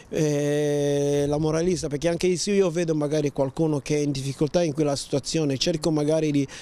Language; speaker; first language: Italian; non-native, fluent; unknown